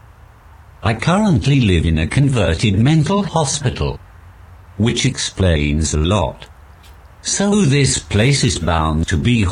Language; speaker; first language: English; native; English